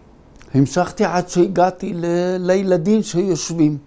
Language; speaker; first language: Hebrew; early bilingual, other home language; Arabic